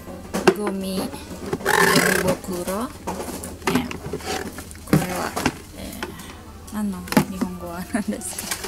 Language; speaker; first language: Japanese; non-native, learner; Indonesian